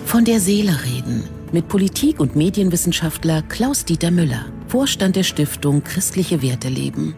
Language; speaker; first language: German; native; German